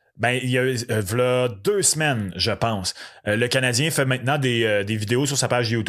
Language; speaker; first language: French; native; French